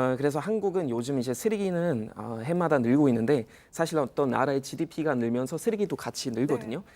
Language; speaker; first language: Korean; non-native, fluent; German